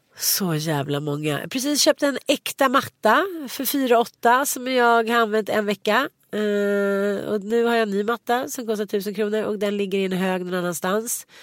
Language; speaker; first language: Swedish; native; Swedish